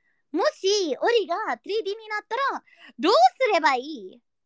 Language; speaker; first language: Japanese; non-native, learner; Indonesian